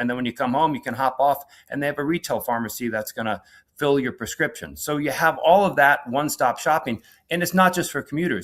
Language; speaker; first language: English; native; English